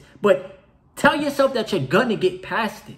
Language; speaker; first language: English; native; English